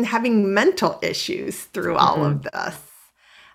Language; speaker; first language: English; native; English